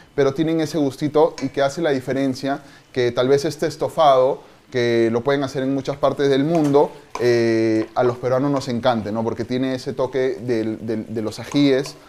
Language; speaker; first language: Spanish; native; Spanish